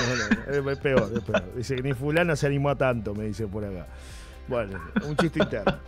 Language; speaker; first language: Spanish; native; Spanish